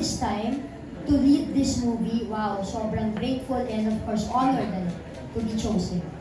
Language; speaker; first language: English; non-native, local second language; Filipino